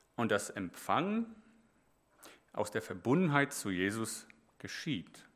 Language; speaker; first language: German; native; German